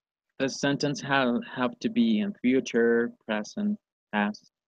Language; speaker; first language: English; non-native, learner; Spanish